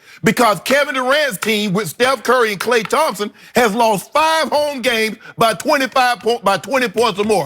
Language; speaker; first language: English; native; English